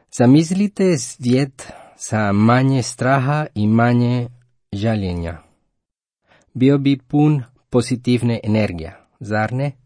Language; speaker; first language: Croatian; non-native, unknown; Spanish